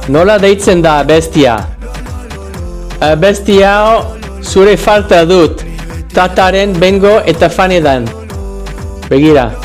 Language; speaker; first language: Basque; non-native, learner; English